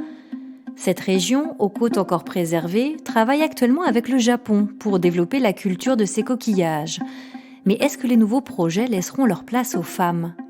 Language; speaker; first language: French; native; French